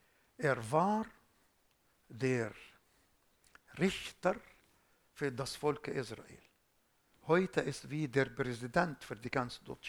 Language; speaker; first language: German; non-native, fluent; Arabic